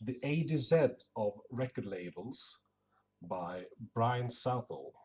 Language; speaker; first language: English; non-native, fluent; Swedish